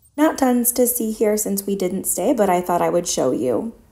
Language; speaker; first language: English; native; English